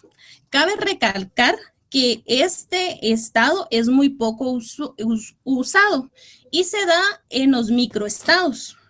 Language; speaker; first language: Spanish; native; Spanish